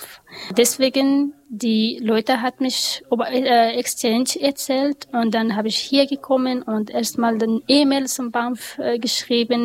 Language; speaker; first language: German; non-native, learner; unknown